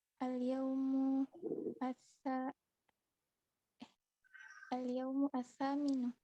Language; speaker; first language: Arabic; non-native, learner; Indonesian